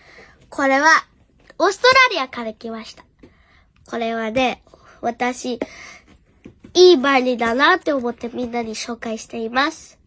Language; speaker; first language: Japanese; early bilingual, other home language; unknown